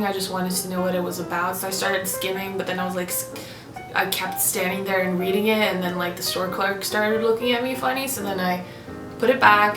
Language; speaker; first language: English; non-native, fluent; Swedish